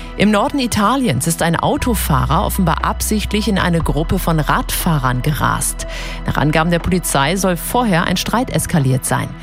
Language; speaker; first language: German; native; German